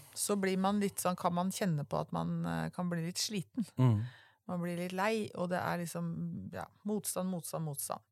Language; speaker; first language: Norwegian; native; Norwegian